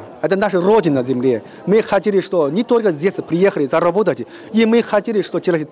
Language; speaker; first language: Russian; non-native, learner; Chinese